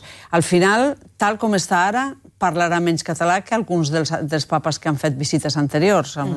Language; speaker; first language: Catalan; native; Catalan